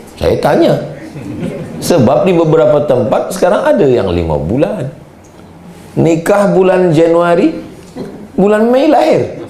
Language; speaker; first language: Malay; native; Malay